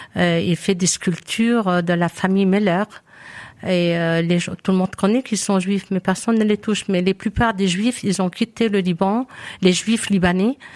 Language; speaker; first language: French; non-native, local second language; Arabic